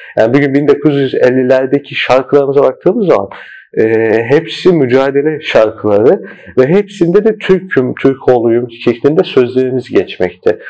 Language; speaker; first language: Turkish; early bilingual, heritage; Turkish